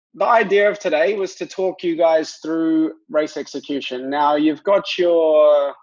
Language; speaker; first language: English; native; English